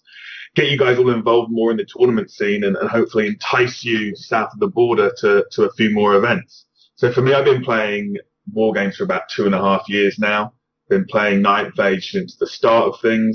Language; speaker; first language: English; native; English